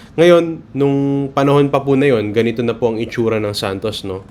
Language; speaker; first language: Filipino; native; Filipino